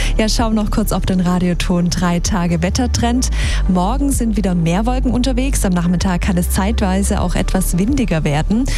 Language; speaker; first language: German; native; German